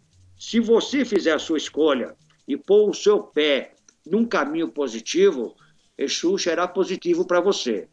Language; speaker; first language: Portuguese; native; Portuguese